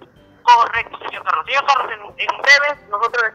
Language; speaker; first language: Spanish; native; Spanish